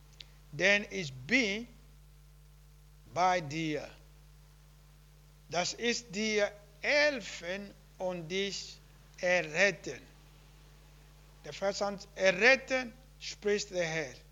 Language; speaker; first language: German; non-native, learner; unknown